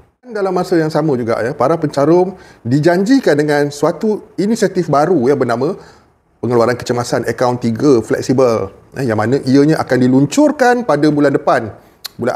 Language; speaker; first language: Malay; native; Malay